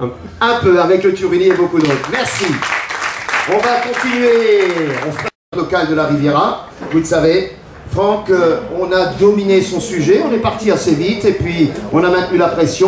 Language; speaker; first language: French; native; French